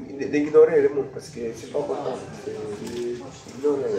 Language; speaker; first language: French; non-native, learner; Spanish